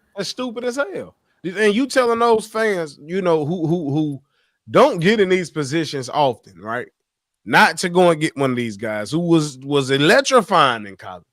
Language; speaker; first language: English; native; English